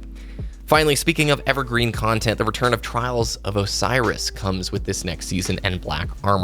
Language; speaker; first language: English; native; English